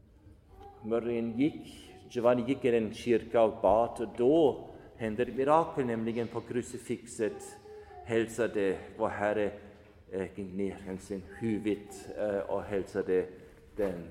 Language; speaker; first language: Swedish; non-native, fluent; German